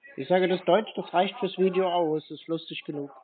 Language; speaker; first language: German; native; German